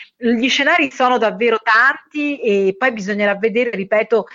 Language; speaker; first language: Italian; native; Italian